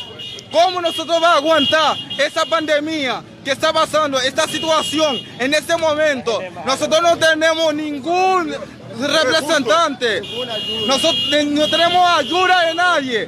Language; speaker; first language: Spanish; non-native, learner; Haitian Creole